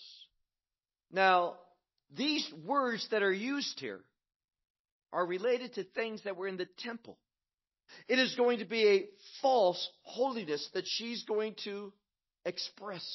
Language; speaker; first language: English; native; English